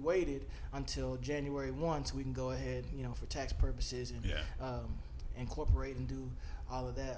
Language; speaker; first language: English; native; English